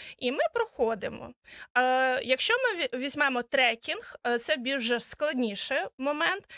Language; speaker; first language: Ukrainian; native; Ukrainian